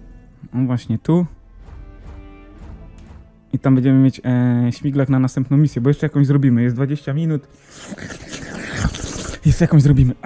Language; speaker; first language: Polish; native; Polish